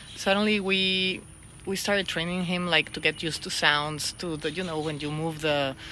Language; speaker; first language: English; non-native, fluent; Spanish